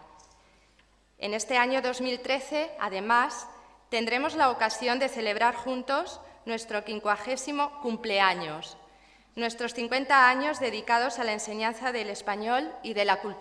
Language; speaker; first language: Spanish; native; Spanish